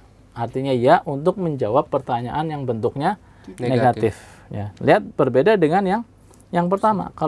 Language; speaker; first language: Indonesian; native; Indonesian